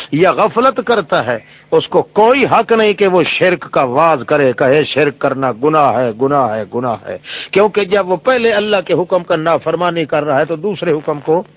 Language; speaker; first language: Urdu; non-native, local second language; Saraiki